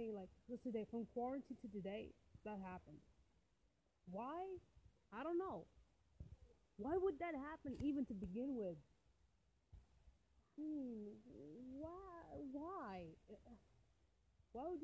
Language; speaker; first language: English; non-native, fluent; Arabic